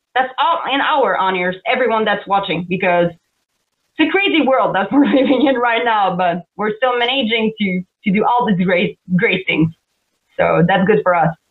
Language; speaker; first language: English; non-native, fluent; French